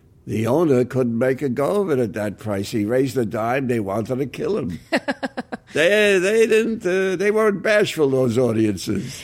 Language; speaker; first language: English; native; English